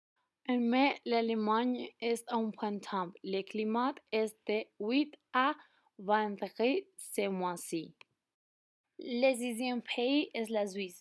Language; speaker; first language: French; non-native, learner; Spanish